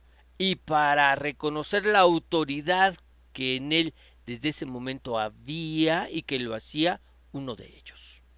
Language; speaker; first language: Spanish; native; Spanish